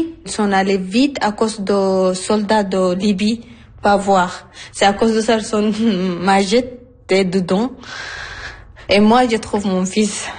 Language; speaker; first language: French; non-native, learner; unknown